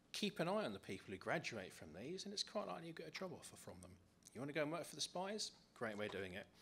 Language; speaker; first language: English; native; English